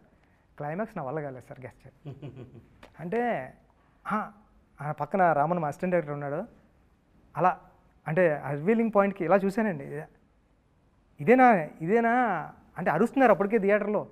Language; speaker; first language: Telugu; native; Telugu